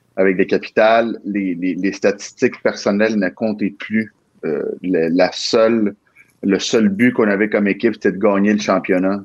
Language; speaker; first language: French; early bilingual, other home language; Spanish